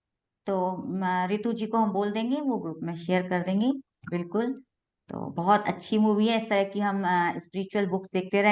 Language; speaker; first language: Hindi; native; Hindi